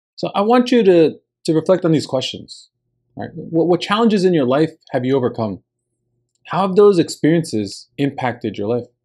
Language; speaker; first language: English; early bilingual, other home language; Spanish